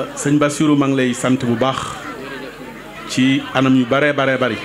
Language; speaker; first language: Wolof; native; Wolof